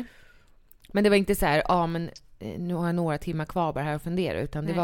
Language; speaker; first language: Swedish; native; Swedish